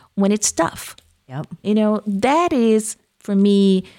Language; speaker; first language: English; non-native, fluent; Portuguese